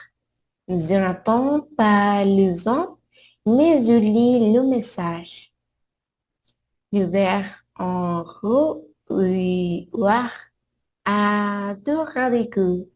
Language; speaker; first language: French; non-native, learner; Spanish